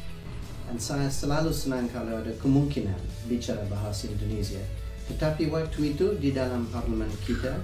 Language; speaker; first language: Indonesian; non-native, fluent; English